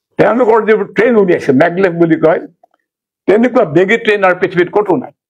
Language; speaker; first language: Assamese; native; Assamese